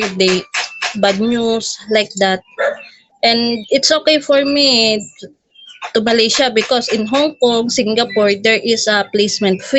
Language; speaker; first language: English; non-native, local second language; Filipino